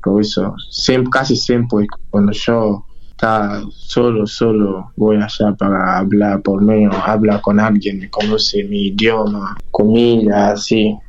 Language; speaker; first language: Spanish; non-native, learner; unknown